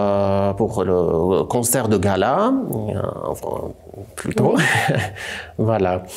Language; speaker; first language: French; non-native, fluent; Armenian